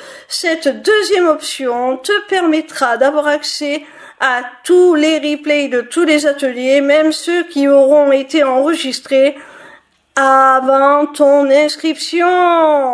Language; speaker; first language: French; native; French